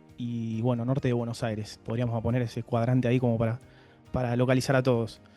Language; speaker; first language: Spanish; native; Spanish